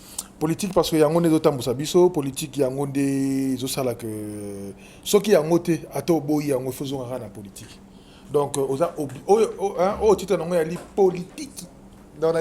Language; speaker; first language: French; non-native, local second language; Lingala